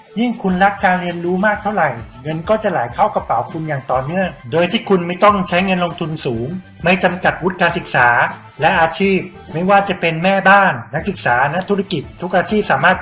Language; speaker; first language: Thai; native; Thai